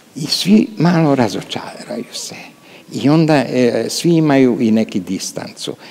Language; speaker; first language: Croatian; non-native, local second language; Hungarian